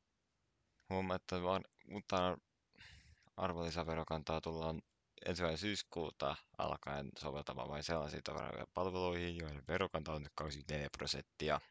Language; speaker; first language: Finnish; native; Finnish